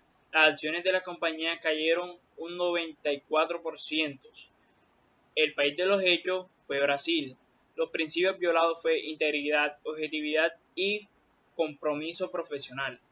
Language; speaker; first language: Spanish; native; Spanish